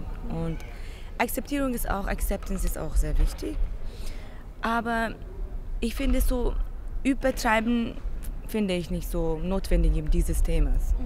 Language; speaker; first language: German; non-native, fluent; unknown